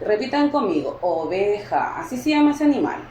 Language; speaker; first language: Spanish; native; Spanish